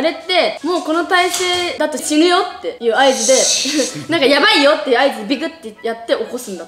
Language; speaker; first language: Japanese; native; Japanese